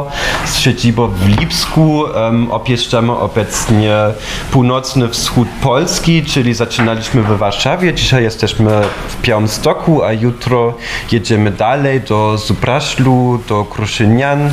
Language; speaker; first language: Polish; non-native, fluent; German